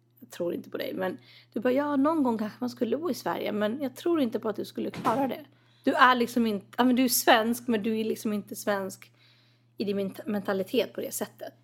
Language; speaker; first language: Swedish; native; Swedish